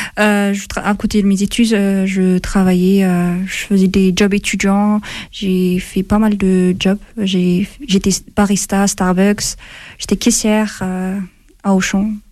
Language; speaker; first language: French; non-native, fluent; Amharic